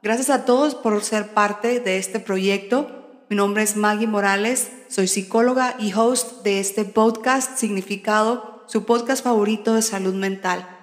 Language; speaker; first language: Spanish; native; Spanish